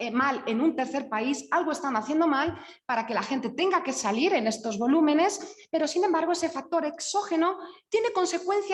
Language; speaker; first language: Spanish; native; Spanish